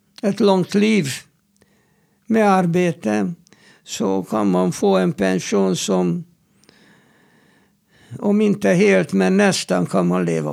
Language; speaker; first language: Swedish; non-native, fluent; Hungarian